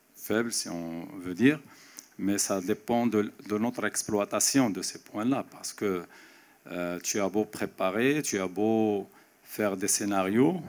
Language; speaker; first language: French; non-native, local second language; Arabic